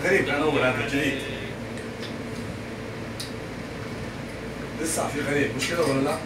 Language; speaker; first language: Arabic; non-native, learner; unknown